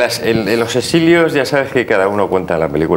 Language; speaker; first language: Spanish; native; Spanish